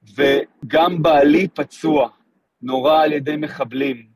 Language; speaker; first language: Hebrew; native; Hebrew